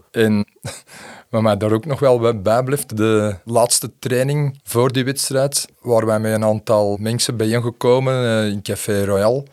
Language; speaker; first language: Dutch; native; Dutch